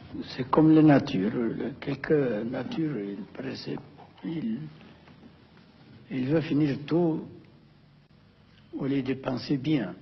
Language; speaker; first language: French; non-native, fluent; Amharic